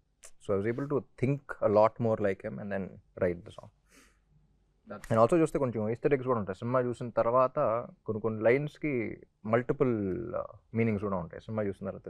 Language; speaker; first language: Telugu; native; Telugu